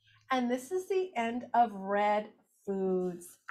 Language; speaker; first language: English; native; English